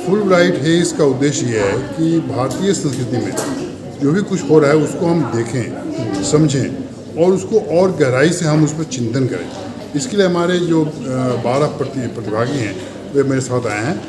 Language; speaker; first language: Hindi; native; Hindi